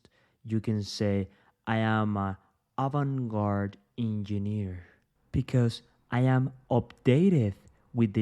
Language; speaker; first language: English; non-native, fluent; Spanish